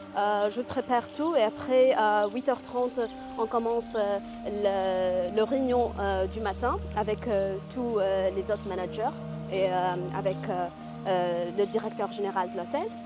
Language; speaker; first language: French; non-native, learner; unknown